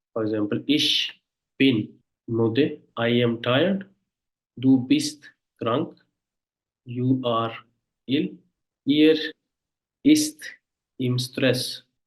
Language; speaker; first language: German; non-native, fluent; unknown